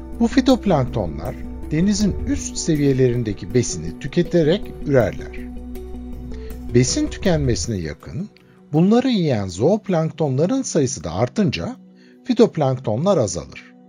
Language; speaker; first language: Turkish; native; Turkish